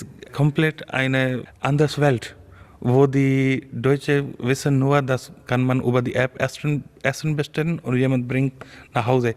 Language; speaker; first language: German; non-native, fluent; Urdu